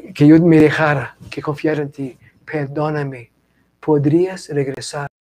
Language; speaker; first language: Spanish; non-native, fluent; English